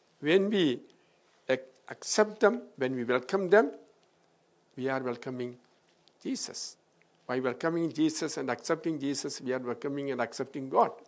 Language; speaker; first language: English; non-native, local second language; Malayalam